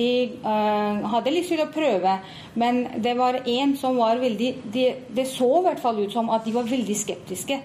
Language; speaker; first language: Norwegian; non-native, fluent; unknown